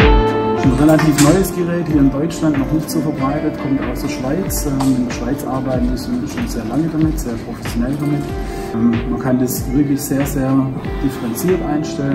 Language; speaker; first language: German; native; German